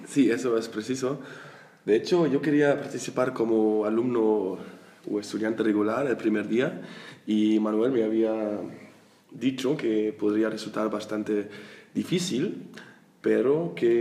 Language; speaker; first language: Spanish; non-native, fluent; German